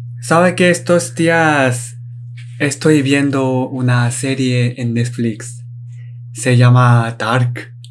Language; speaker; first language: Spanish; non-native, learner; Korean